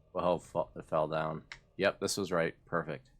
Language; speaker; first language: English; native; English